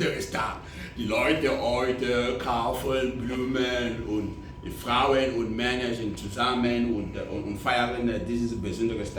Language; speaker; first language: German; non-native, learner; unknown